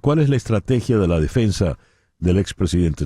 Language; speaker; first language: Spanish; native; Spanish